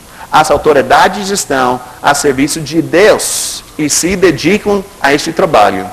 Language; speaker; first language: Portuguese; non-native, fluent; English